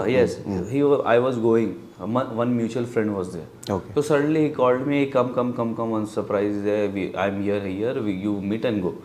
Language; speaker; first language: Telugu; non-native, local second language; Hindi